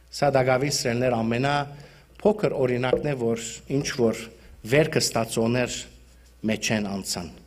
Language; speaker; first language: Armenian; early bilingual, heritage; Armenian